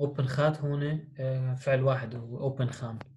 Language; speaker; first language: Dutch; non-native, fluent; Arabic